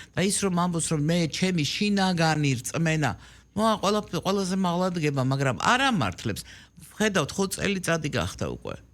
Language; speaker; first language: Georgian; native; Georgian